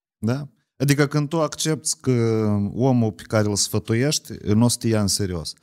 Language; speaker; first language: Romanian; native; Romanian